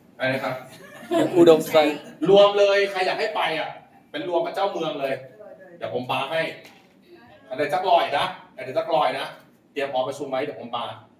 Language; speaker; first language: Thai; non-native, local second language; Lao